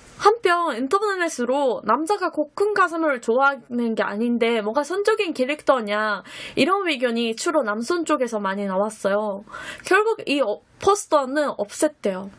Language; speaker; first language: Korean; non-native, fluent; Japanese